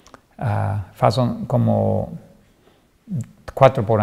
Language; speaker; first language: Portuguese; non-native, fluent; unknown